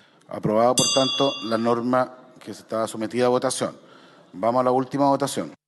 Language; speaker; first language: Spanish; native; Spanish